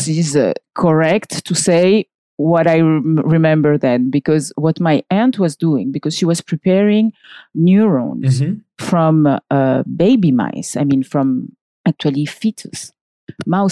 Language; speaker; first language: English; non-native, fluent; French